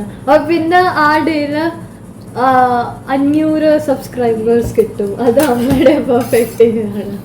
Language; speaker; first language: Malayalam; early bilingual, heritage; Malayalam